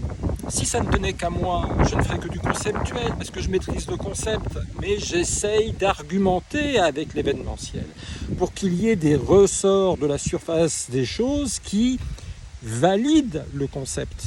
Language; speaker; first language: French; native; French